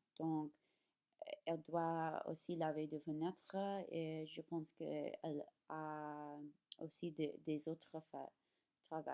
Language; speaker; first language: French; non-native, learner; English